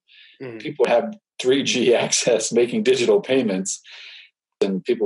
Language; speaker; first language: English; native; English